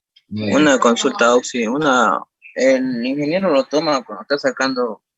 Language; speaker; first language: Spanish; native; Spanish